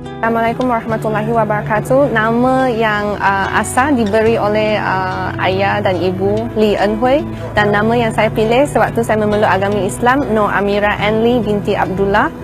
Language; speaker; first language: Malay; non-native, local second language; Chinese